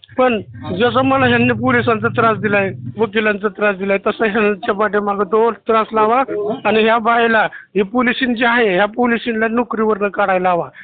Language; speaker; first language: Marathi; native; Marathi